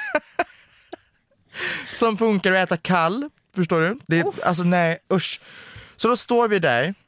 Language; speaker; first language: Swedish; early bilingual, other home language; Romanian